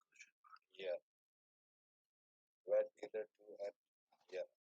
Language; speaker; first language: Swedish; non-native, learner; Urdu